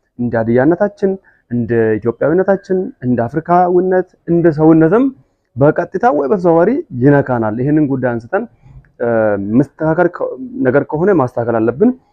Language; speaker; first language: Amharic; non-native, local second language; Hadiyya